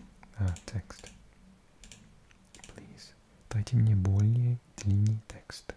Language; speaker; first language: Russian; non-native, learner; English